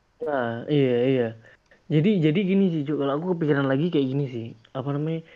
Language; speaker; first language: Indonesian; native; Indonesian